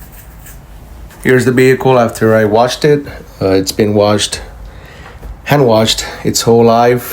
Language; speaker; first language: English; native; English